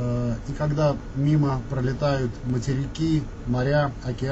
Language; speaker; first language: Russian; native; Russian